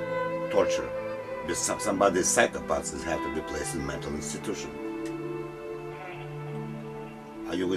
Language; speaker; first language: English; non-native, learner; Russian